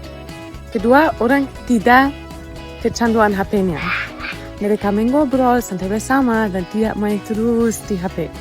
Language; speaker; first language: Indonesian; non-native, fluent; German